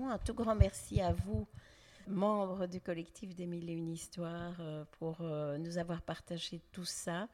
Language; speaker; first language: French; native; French